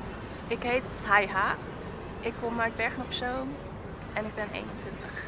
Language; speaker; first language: Dutch; early bilingual, other home language; Vietnamese